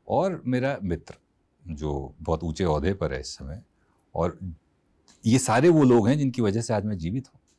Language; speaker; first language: Hindi; native; Hindi